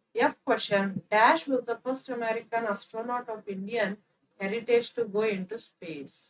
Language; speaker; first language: English; non-native, local second language; Kannada